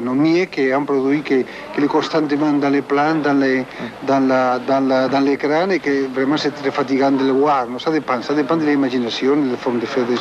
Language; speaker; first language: French; non-native, fluent; Spanish